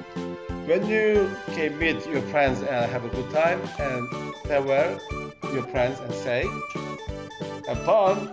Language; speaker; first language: English; non-native, learner; Korean